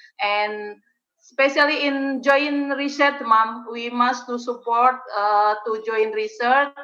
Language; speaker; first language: English; non-native, learner; Indonesian